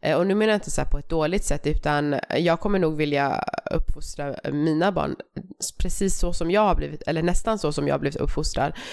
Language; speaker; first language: Swedish; early bilingual, other home language; Persian